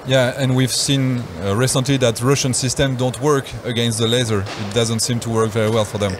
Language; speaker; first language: English; non-native, fluent; French